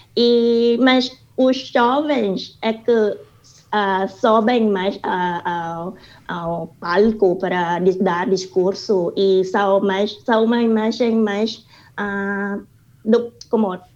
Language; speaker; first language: Portuguese; non-native, fluent; Thai